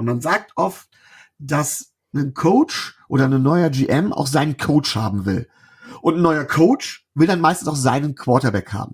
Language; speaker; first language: German; native; German